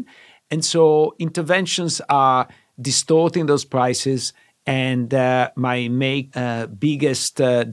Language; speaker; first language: English; non-native, fluent; Italian